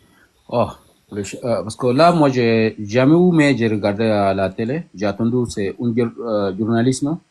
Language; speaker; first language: French; non-native, learner; Arabic